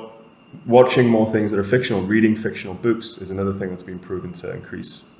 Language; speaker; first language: English; native; English